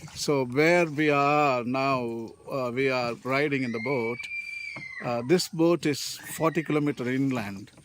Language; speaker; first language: English; non-native, local second language; Tamil